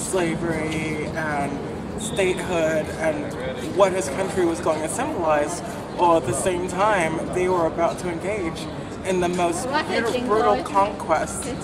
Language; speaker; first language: English; native; English